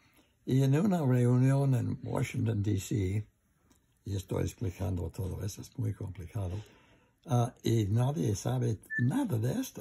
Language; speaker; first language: Spanish; non-native, learner; English